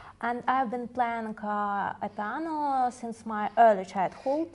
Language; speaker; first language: English; non-native, fluent; Russian